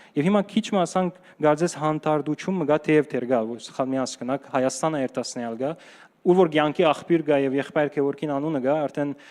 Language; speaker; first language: Armenian; early bilingual, heritage; Armenian